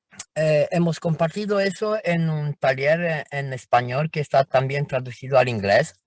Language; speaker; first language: Spanish; non-native, fluent; Romanian